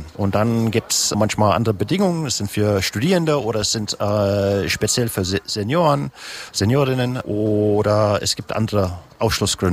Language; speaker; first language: German; native; German